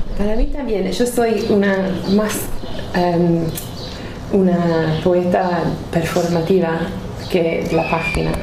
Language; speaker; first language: Spanish; non-native, learner; English